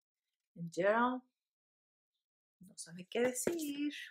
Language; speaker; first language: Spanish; early bilingual, heritage; Spanish